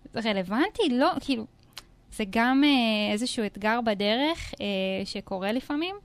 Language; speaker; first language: Hebrew; native; Hebrew